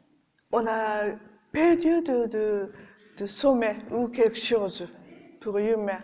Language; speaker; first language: French; non-native, learner; Japanese